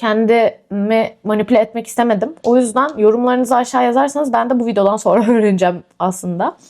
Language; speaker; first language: Turkish; native; Turkish